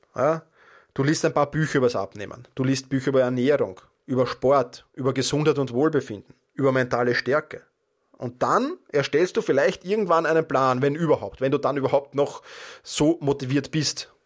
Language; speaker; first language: German; native; German